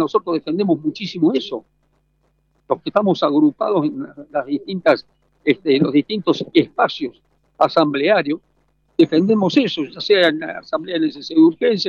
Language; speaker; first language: Spanish; native; Spanish